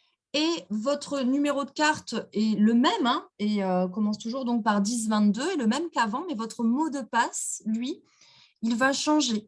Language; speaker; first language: French; native; French